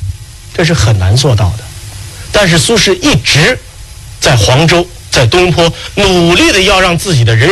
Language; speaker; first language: Chinese; native; Chinese